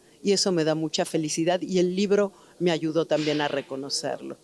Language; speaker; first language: Spanish; native; Spanish